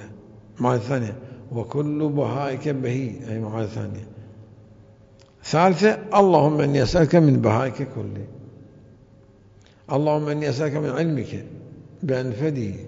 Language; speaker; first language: Arabic; native; Arabic